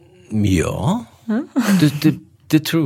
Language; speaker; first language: Swedish; non-native, fluent; Danish